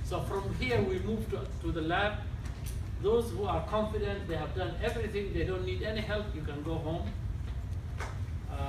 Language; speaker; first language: English; non-native, fluent; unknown